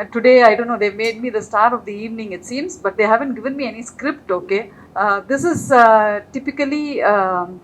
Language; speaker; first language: English; non-native, local second language; Telugu